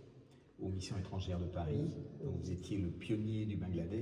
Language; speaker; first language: French; native; French